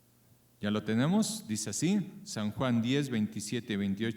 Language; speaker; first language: Spanish; native; Spanish